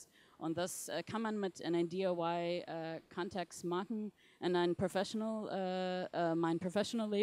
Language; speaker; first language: German; non-native, fluent; English